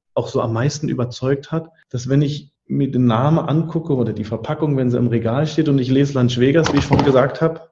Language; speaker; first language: German; native; German